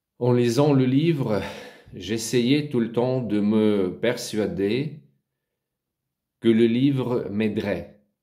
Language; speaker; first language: French; non-native, learner; Ukrainian